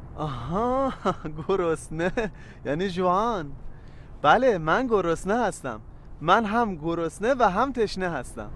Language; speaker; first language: Persian; native; Persian